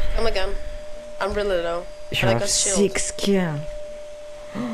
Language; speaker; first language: English; non-native, fluent; Danish